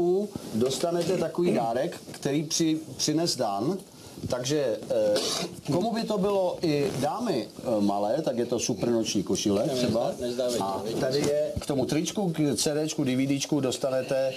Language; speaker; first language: Czech; native; Czech